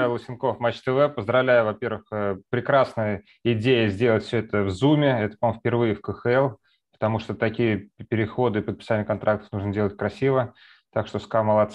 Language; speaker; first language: Russian; native; Russian